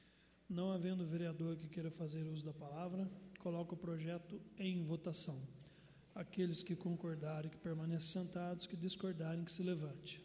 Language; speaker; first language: Portuguese; native; Portuguese